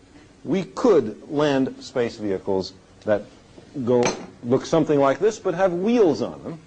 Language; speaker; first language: English; native; English